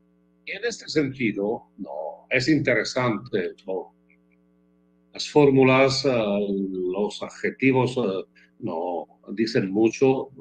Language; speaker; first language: Spanish; non-native, fluent; Italian